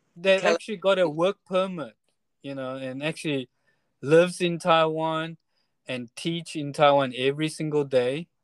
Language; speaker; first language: English; non-native, fluent; Chinese